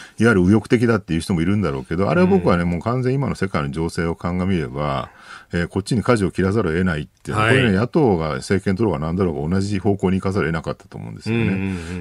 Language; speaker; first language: Japanese; native; Japanese